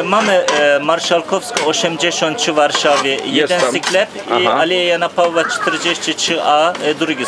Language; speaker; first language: Polish; non-native, learner; Turkish